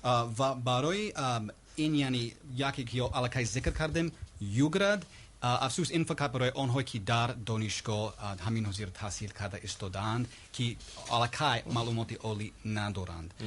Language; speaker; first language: Persian; non-native, learner; English